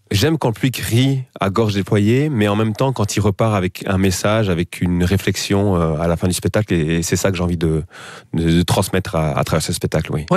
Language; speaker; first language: French; non-native, local second language; Dutch